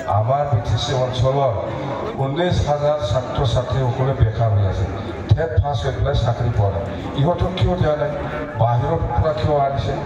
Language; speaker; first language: Assamese; non-native, local second language; Bodo